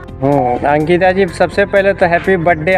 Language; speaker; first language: Hindi; native; Hindi